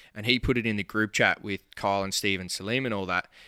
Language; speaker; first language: English; native; English